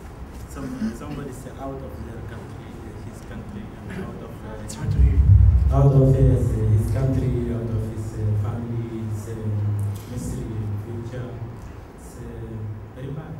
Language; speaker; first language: English; non-native, learner; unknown